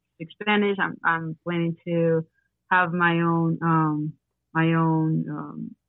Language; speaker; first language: English; non-native, learner; Spanish